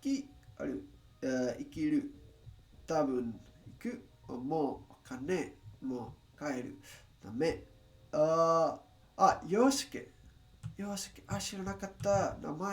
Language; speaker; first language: Japanese; non-native, learner; English